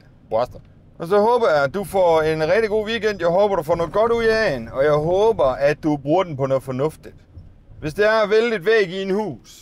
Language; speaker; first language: Danish; native; Danish